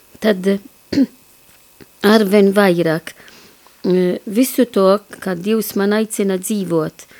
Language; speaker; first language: Latvian; non-native, fluent; Maltese